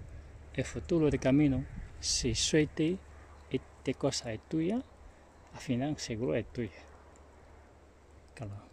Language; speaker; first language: Spanish; non-native, learner; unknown